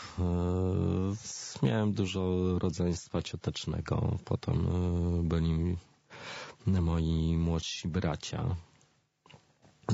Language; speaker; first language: Polish; native; Polish